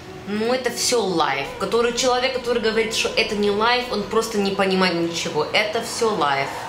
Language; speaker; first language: Russian; early bilingual, other home language; German